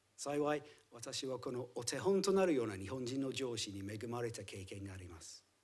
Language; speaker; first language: Japanese; non-native, fluent; English